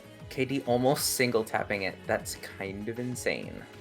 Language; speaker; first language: English; native; English